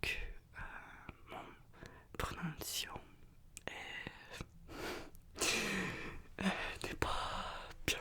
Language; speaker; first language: French; non-native, learner; Russian